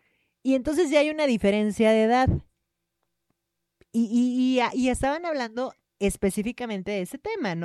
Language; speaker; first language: Spanish; native; Spanish